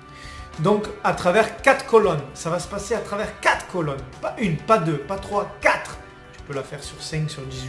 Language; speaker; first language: French; native; French